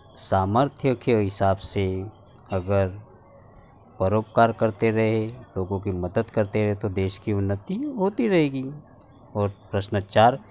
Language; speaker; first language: Hindi; non-native, local second language; Marathi